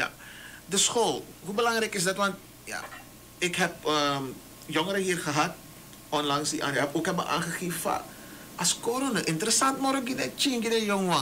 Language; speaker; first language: Dutch; native; Dutch